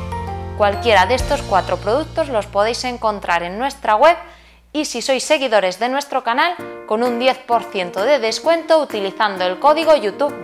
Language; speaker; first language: Spanish; native; Spanish